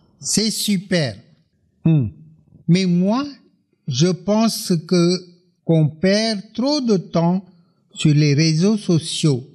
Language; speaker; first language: French; non-native, fluent; Tamil